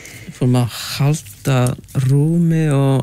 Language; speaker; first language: Icelandic; non-native, learner; Czech